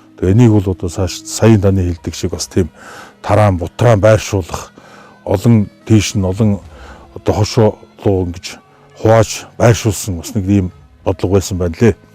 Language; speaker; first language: Mongolian; native; Mongolian